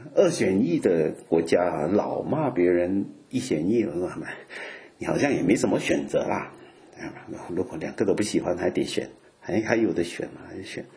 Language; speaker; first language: Chinese; native; Chinese